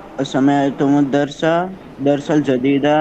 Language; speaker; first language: Arabic; non-native, learner; Urdu